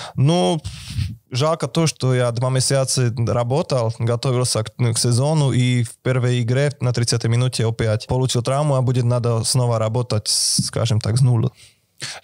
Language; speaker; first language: Russian; non-native, fluent; Slovak